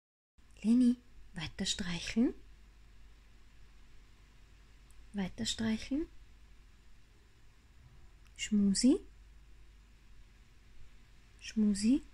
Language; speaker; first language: German; native; German